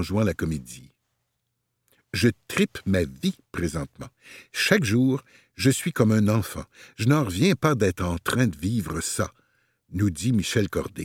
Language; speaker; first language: French; native; French